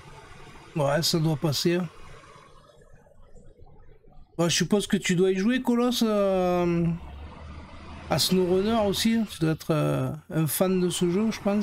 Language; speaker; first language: French; native; French